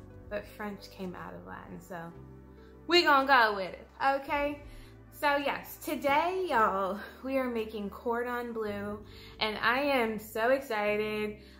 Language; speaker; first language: English; native; English